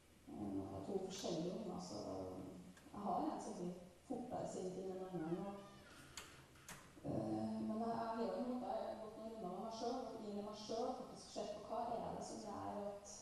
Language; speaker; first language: Norwegian; native; Norwegian